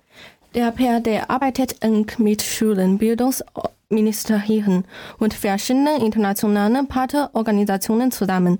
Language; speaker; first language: German; non-native, learner; Chinese